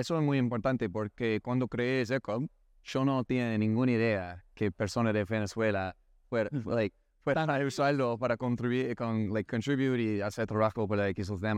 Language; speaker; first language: Spanish; non-native, learner; English